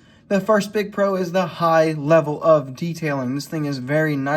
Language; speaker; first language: English; native; English